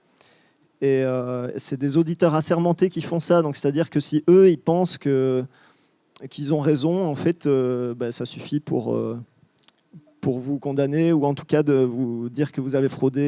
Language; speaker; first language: French; native; French